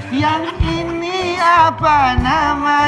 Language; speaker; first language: Indonesian; native; Indonesian